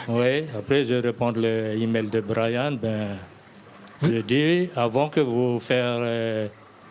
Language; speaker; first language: French; non-native, local second language; Malagasy